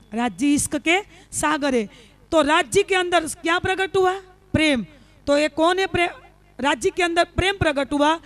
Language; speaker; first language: Hindi; non-native, local second language; Gujarati